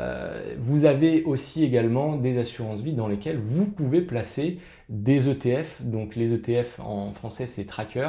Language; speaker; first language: French; native; French